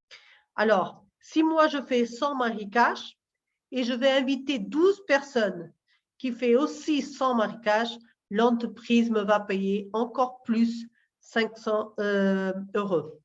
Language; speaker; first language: French; non-native, fluent; Portuguese